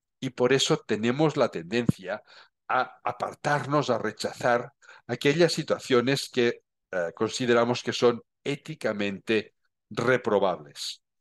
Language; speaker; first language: Spanish; non-native, local second language; Catalan